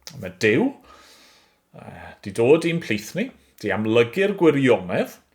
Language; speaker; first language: Welsh; native; Welsh